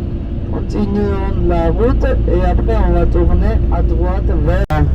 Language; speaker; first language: French; non-native, fluent; Georgian